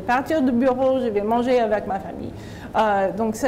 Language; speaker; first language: French; non-native, fluent; English